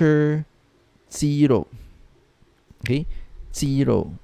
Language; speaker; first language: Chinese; non-native, fluent; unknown